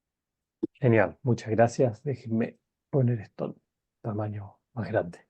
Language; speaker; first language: Spanish; native; Spanish